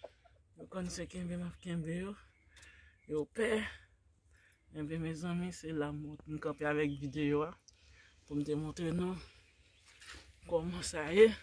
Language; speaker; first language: French; non-native, learner; Haitian Creole